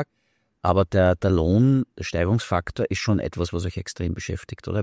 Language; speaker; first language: German; native; German